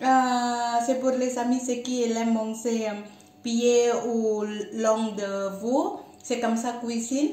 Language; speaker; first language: French; non-native, learner; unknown